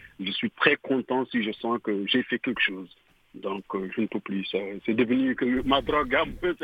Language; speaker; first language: French; non-native, local second language; Fula